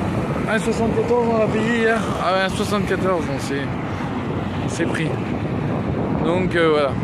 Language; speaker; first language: French; native; French